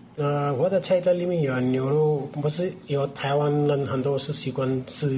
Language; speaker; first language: Chinese; non-native, learner; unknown